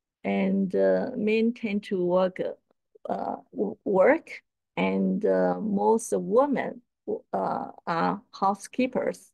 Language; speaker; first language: English; non-native, fluent; Chinese